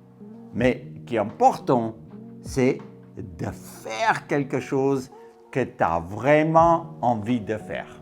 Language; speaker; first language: French; non-native, fluent; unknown